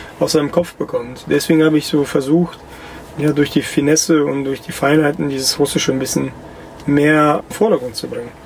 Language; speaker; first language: German; early bilingual, other home language; Russian